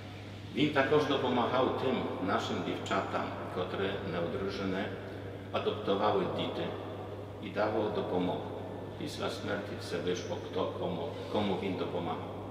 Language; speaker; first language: Ukrainian; non-native, fluent; Polish